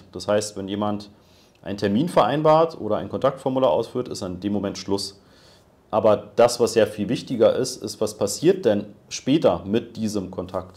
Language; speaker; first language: German; native; German